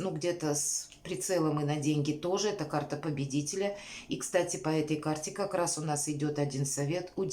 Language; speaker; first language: Russian; native; Russian